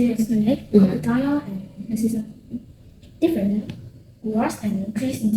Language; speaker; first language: English; non-native, learner; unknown